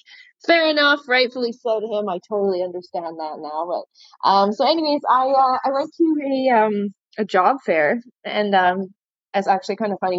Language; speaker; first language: English; native; English